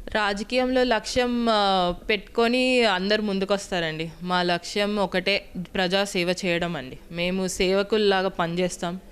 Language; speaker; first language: Telugu; native; Telugu